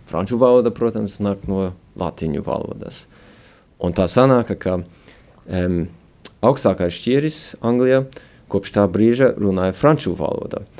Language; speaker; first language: Latvian; early bilingual, heritage; Latvian